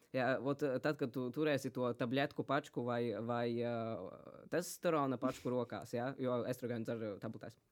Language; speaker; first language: Latvian; native; Latvian